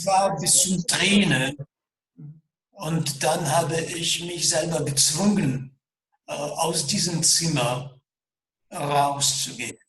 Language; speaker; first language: German; non-native, fluent; Russian